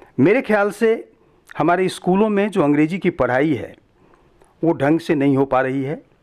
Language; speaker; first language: Hindi; native; Hindi